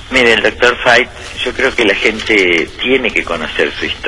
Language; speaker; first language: Spanish; native; Spanish